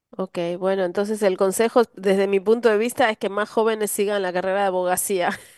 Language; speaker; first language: Spanish; native; Spanish